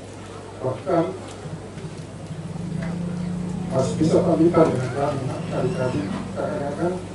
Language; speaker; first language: Indonesian; native; Indonesian